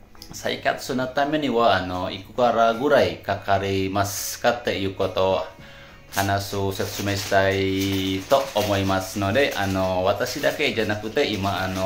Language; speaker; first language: Japanese; non-native, learner; Indonesian